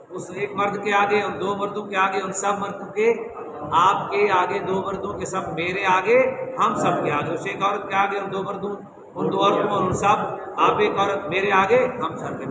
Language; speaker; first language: Urdu; non-native, local second language; Punjabi